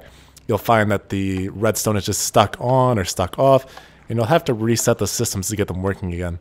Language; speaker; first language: English; native; English